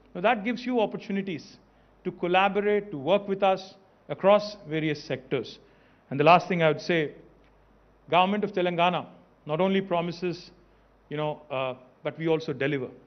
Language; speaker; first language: English; non-native, local second language; Telugu